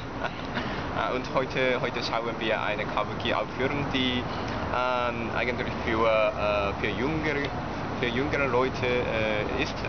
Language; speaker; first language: German; non-native, fluent; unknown